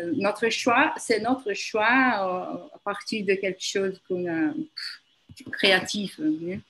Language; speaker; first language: French; non-native, fluent; Portuguese